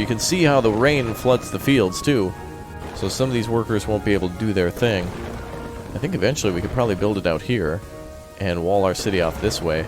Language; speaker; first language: English; native; English